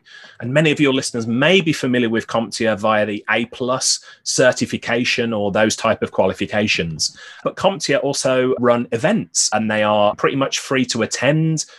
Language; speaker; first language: English; native; English